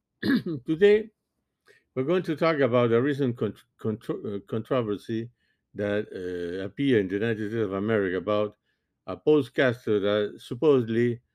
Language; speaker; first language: English; non-native, fluent; French